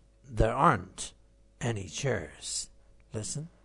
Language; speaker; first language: English; non-native, fluent; Persian